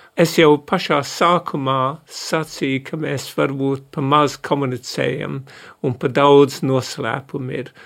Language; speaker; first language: Latvian; early bilingual, heritage; Latvian